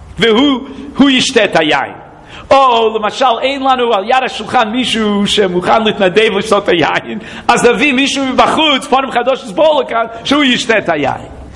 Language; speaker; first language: Hebrew; non-native, fluent; English